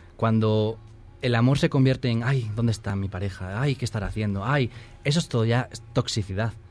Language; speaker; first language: Spanish; native; Spanish